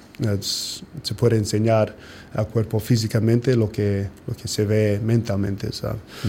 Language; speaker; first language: Spanish; non-native, fluent; English